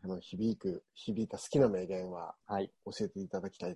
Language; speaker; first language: Japanese; native; Japanese